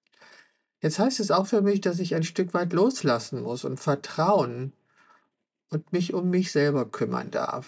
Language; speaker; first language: German; native; German